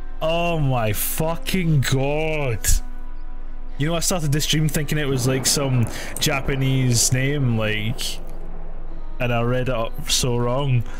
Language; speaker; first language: English; native; English